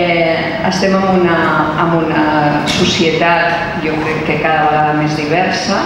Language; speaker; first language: Catalan; non-native, local second language; Spanish